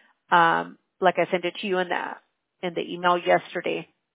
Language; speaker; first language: English; early bilingual, other home language; Spanish